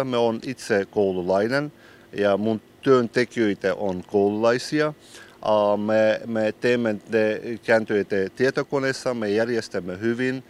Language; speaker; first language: Finnish; non-native, learner; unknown